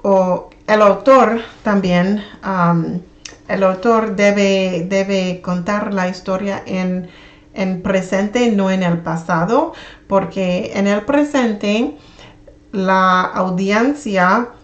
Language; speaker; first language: Spanish; non-native, learner; English